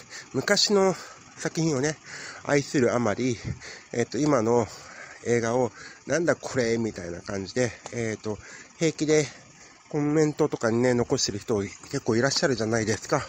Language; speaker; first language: Japanese; native; Japanese